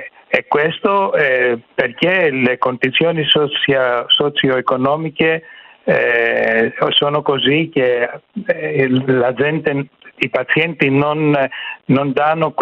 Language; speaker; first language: Italian; non-native, fluent; Greek